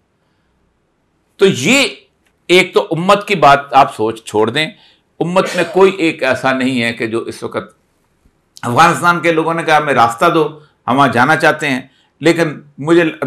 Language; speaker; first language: Urdu; native; Urdu